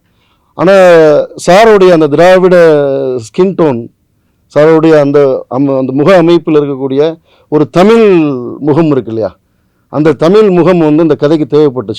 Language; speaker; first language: Tamil; native; Tamil